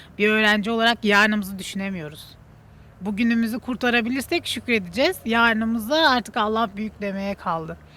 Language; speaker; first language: Turkish; native; Turkish